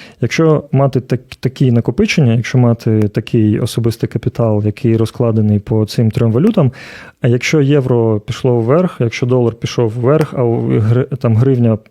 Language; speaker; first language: Ukrainian; native; Ukrainian